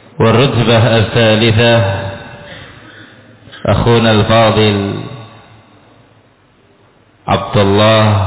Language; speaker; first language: Arabic; non-native, fluent; Indonesian